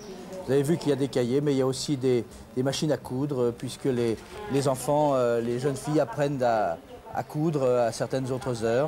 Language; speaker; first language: French; native; French